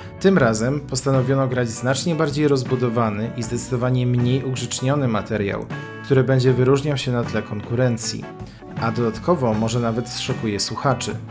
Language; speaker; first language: Polish; native; Polish